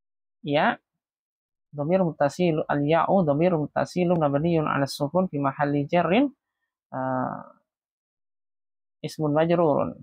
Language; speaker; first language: Arabic; non-native, fluent; Indonesian